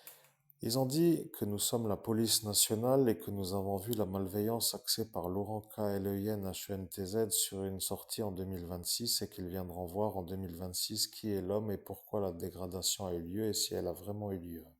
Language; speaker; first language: French; native; French